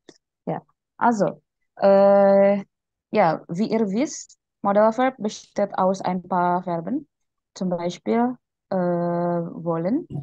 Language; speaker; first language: German; non-native, fluent; Indonesian